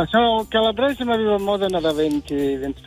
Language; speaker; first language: Italian; native; Italian